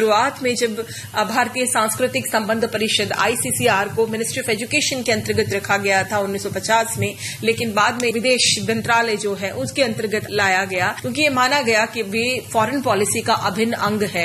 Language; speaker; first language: Hindi; native; Hindi